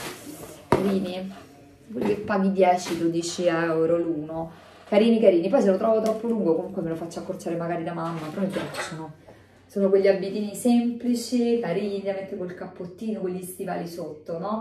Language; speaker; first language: Italian; native; Italian